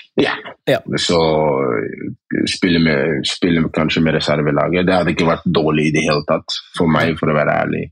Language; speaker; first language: Norwegian; early bilingual, other home language; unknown